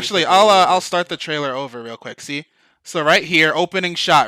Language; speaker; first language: English; native; English